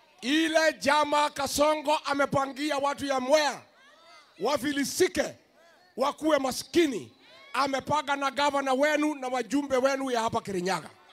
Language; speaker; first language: Swahili; non-native, local second language; Kikuyu